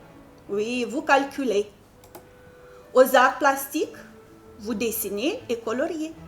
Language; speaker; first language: French; non-native, fluent; Romanian